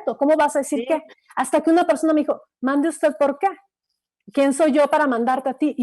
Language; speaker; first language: Spanish; native; Spanish